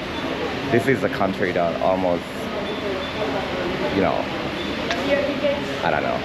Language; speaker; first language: English; non-native, fluent; Japanese